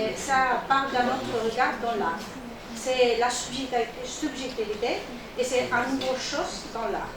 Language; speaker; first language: French; non-native, learner; Spanish